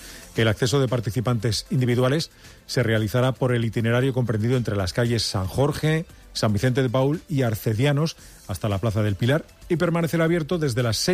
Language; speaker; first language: Spanish; native; Spanish